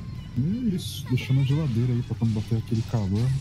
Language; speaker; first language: Portuguese; native; Portuguese